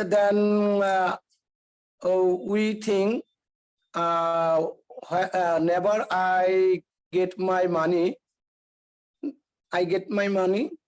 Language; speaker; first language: English; non-native, learner; Bangla